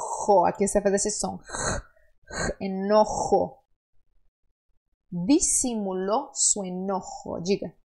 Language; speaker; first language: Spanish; non-native, fluent; Portuguese